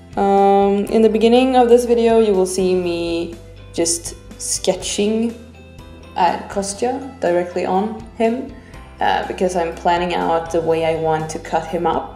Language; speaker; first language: English; non-native, fluent; Swedish